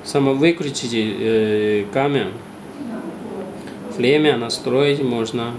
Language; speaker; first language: Russian; non-native, learner; Chinese